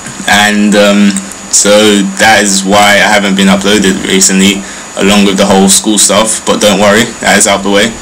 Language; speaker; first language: English; native; English